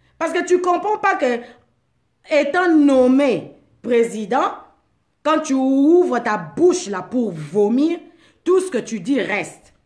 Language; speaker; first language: French; non-native, local second language; Lingala